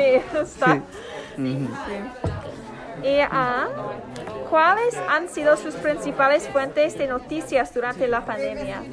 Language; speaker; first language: Spanish; non-native, fluent; English